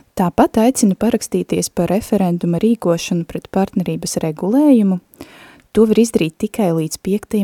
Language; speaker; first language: Latvian; native; Latvian